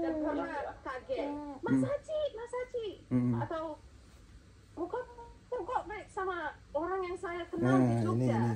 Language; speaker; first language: Indonesian; non-native, fluent; English